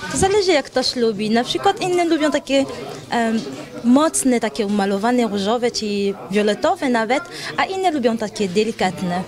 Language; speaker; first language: Polish; non-native, learner; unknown